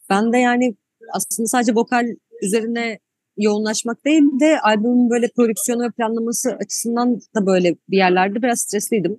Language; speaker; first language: Turkish; native; Turkish